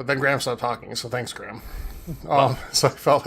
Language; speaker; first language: English; native; English